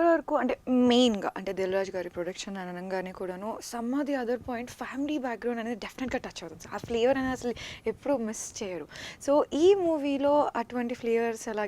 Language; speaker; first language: Telugu; native; Telugu